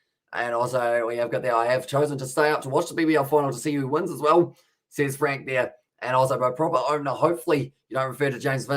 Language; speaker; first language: English; native; English